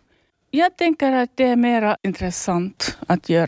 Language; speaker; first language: Swedish; non-native, local second language; Finnish